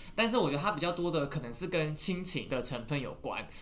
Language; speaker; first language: Chinese; native; Chinese